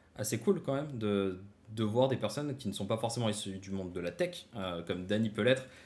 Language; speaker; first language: French; native; French